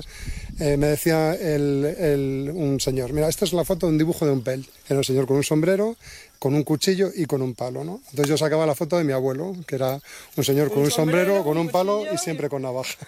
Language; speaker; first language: Spanish; native; Spanish